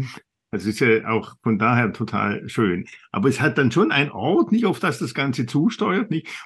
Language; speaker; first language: German; native; German